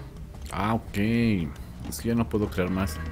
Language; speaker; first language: Spanish; native; Spanish